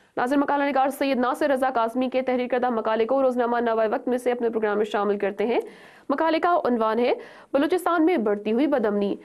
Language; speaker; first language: Urdu; native; Urdu